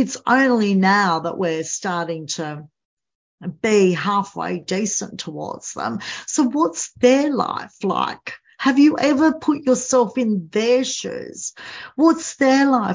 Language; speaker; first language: English; native; English